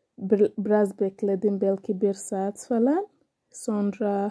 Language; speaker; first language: Turkish; non-native, learner; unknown